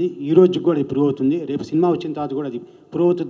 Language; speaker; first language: Telugu; native; Telugu